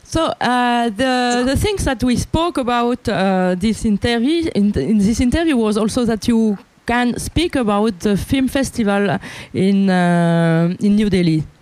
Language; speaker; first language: English; non-native, learner; Italian